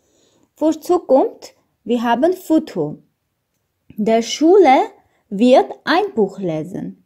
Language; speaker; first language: German; non-native, fluent; Armenian